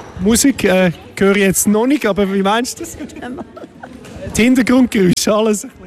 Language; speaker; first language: German; native; German